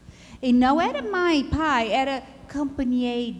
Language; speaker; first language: Portuguese; non-native, learner; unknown